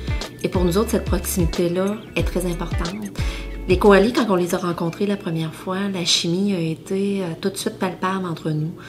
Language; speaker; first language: French; native; French